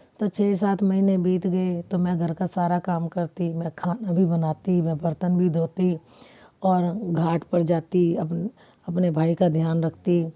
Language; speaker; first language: Hindi; non-native, local second language; Punjabi